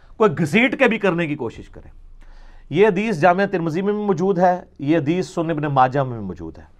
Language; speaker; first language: Urdu; non-native, local second language; Punjabi